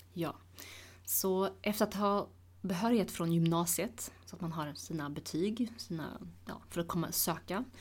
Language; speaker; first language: Swedish; early bilingual, other home language; Tigrinya